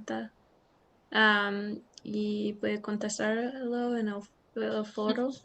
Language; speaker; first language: Spanish; non-native, learner; English